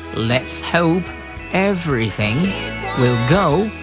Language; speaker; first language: English; non-native, fluent; Chinese